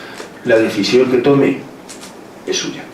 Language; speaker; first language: Spanish; native; Spanish